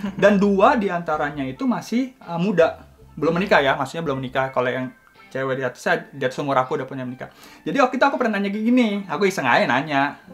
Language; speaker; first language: Indonesian; native; Indonesian